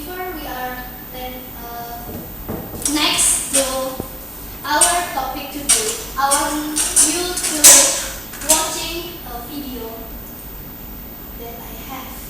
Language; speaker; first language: English; non-native, learner; Indonesian